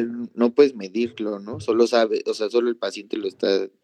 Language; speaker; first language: Spanish; native; Spanish